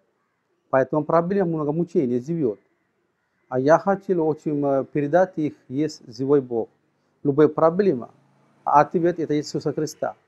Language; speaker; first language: Russian; non-native, learner; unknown